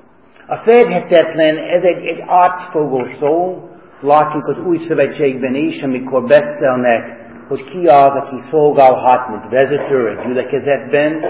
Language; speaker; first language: Hungarian; non-native, fluent; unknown